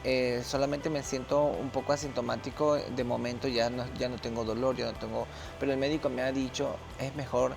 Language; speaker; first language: Spanish; native; Spanish